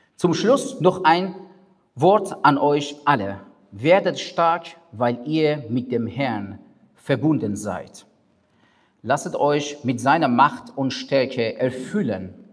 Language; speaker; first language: German; non-native, fluent; Persian